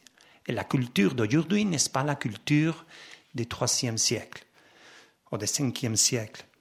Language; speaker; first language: French; non-native, fluent; Spanish